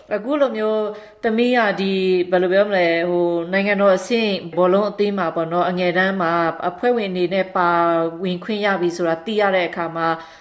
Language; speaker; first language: Burmese; native; Burmese